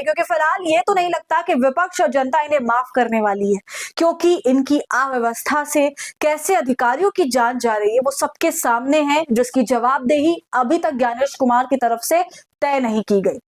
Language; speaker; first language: Hindi; native; Hindi